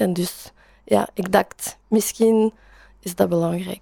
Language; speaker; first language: Dutch; non-native, learner; French